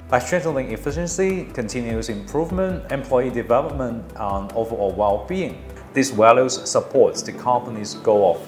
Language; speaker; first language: English; non-native, fluent; Danish